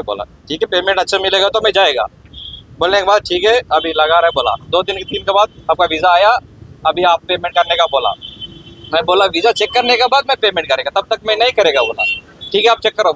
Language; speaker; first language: Hindi; non-native, local second language; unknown